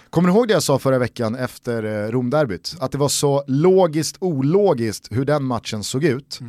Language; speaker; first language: Swedish; native; Swedish